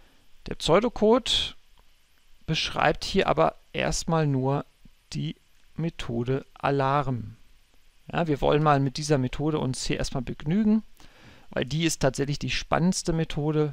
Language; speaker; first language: German; native; German